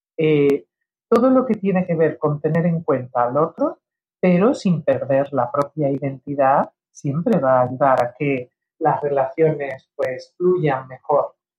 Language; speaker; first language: Spanish; early bilingual, heritage; Spanish